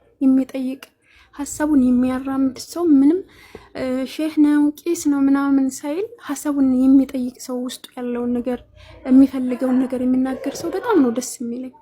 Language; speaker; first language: Amharic; native; Amharic